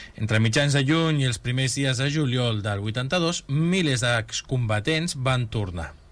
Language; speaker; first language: Catalan; non-native, local second language; Spanish